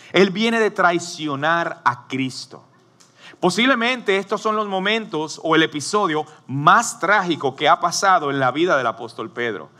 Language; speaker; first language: Spanish; native; Spanish